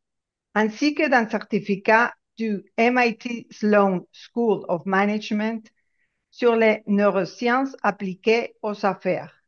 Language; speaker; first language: French; non-native, fluent; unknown